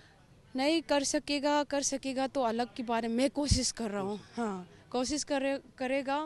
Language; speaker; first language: Hindi; non-native, local second language; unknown